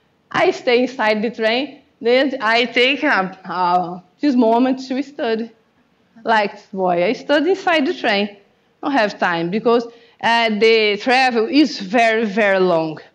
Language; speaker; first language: English; non-native, learner; Portuguese